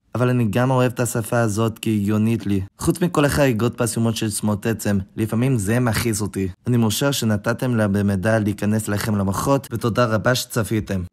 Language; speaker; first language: Hebrew; non-native, learner; English